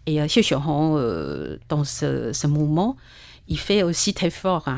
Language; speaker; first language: French; non-native, learner; Chinese